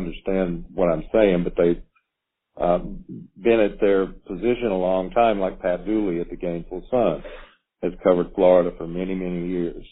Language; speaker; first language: English; native; English